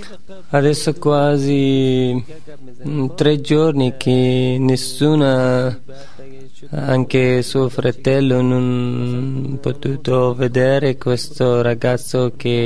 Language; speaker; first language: Italian; non-native, learner; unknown